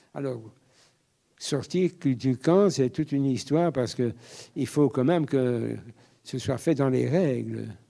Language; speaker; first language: French; native; French